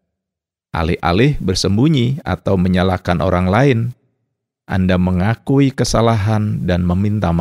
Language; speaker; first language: Indonesian; native; Indonesian